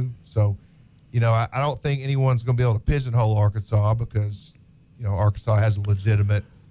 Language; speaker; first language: English; native; English